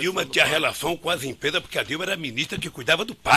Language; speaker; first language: Portuguese; native; Portuguese